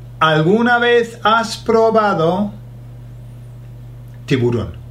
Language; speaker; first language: Spanish; non-native, fluent; English